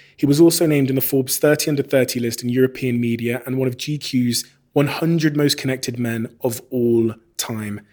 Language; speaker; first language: English; native; English